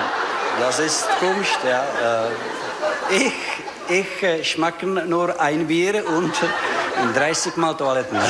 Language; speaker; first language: German; non-native, learner; Czech